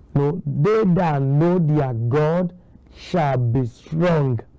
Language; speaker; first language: English; non-native, local second language; Yoruba